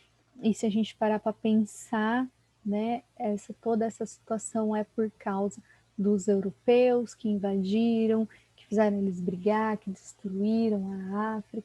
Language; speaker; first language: Portuguese; native; Portuguese